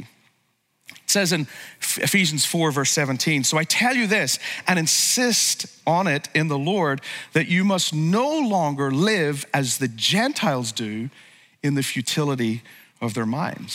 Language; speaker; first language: English; native; English